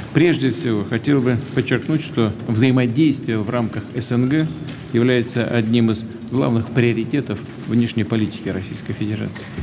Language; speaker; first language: Russian; native; Russian